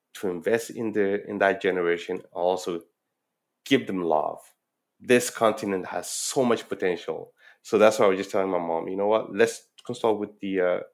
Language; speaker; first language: English; non-native, fluent; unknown